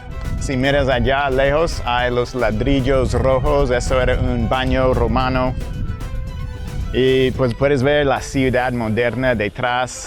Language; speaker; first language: Spanish; non-native, fluent; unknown